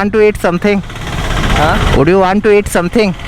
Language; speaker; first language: English; non-native, local second language; Hindi